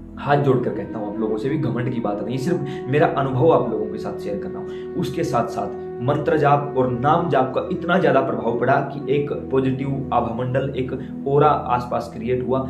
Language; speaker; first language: Hindi; native; Hindi